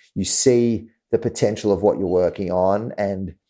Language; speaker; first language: English; native; English